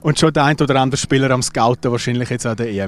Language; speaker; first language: German; native; German